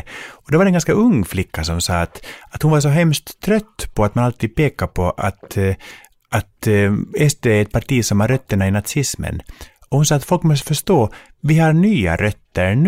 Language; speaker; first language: Swedish; native; Swedish